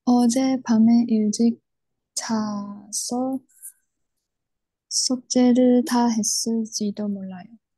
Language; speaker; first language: Korean; non-native, learner; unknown